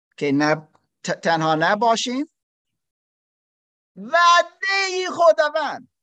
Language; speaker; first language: Persian; non-native, learner; German